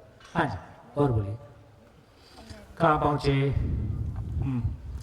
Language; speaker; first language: Hindi; native; Hindi